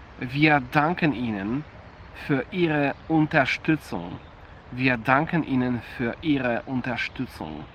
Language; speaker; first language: German; non-native, fluent; Polish